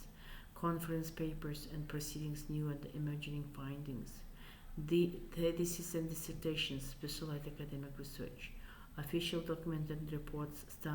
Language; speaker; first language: English; non-native, fluent; Kazakh